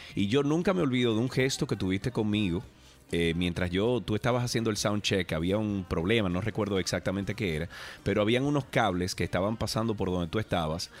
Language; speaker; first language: Spanish; native; Spanish